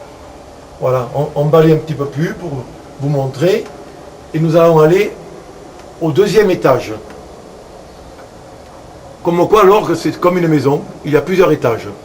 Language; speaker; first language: French; native; French